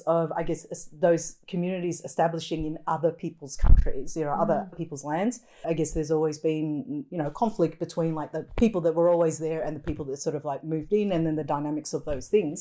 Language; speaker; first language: English; native; English